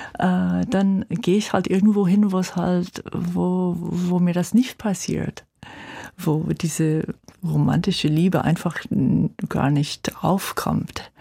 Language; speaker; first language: German; non-native, fluent; English